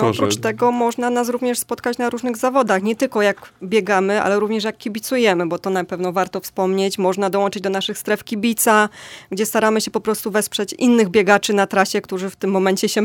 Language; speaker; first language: Polish; native; Polish